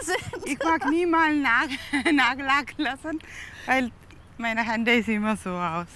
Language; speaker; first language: German; non-native, learner; Tamil